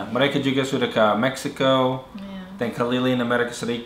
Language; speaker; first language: Indonesian; non-native, fluent; English